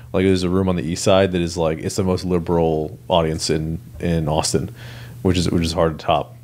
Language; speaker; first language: English; native; English